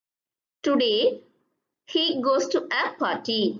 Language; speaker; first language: English; non-native, local second language; Tamil